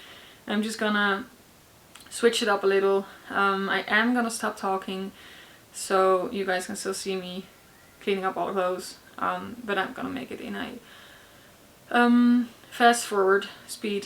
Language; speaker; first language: English; non-native, fluent; Dutch